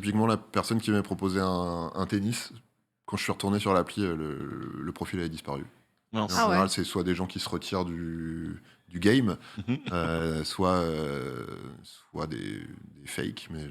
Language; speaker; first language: French; native; French